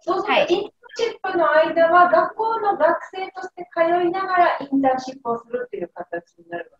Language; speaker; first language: Japanese; native; Japanese